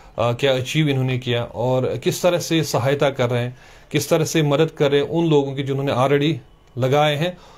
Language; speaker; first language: Hindi; non-native, local second language; Kashmiri